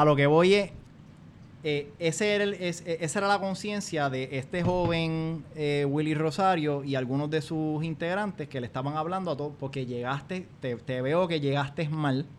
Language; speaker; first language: Spanish; native; Spanish